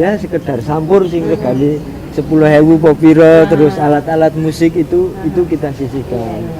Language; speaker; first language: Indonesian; non-native, local second language; Javanese